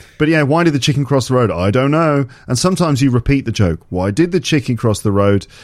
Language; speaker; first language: English; native; English